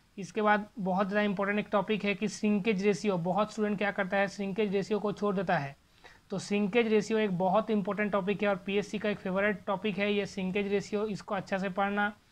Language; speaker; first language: Hindi; non-native, local second language; Bangla